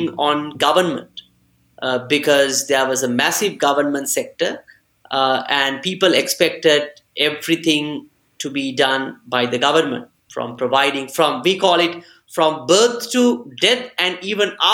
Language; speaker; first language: English; non-native, local second language; Sinhala